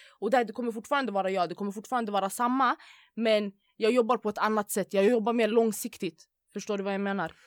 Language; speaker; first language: Swedish; early bilingual, other home language; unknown